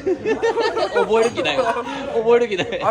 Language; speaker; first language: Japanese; non-native, fluent; Urdu